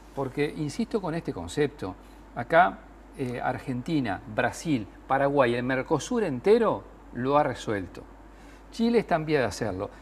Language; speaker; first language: Spanish; native; Spanish